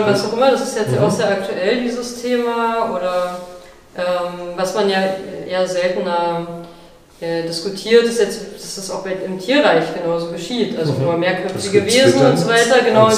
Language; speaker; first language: German; native; German